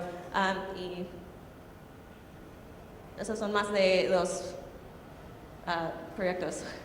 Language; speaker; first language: Spanish; non-native, learner; English